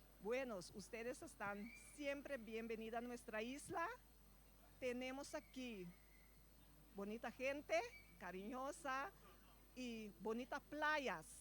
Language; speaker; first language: Spanish; non-native, fluent; Papiamento